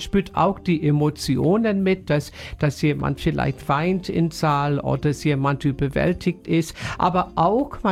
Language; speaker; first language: German; non-native, fluent; English